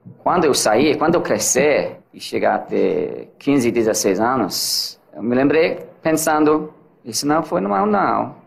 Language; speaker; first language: Portuguese; non-native, learner; English